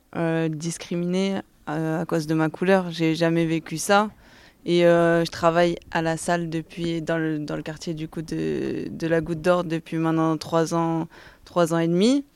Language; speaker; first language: French; native; French